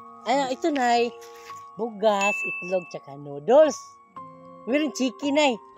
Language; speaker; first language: Filipino; non-native, local second language; Cebuano